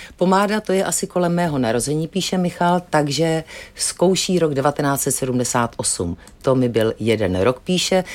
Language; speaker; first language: Czech; native; Czech